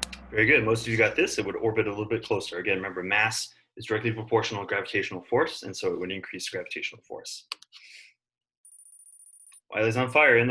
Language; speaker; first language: English; native; English